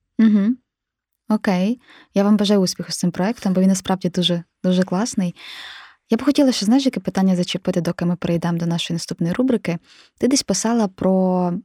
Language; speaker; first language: Ukrainian; native; Ukrainian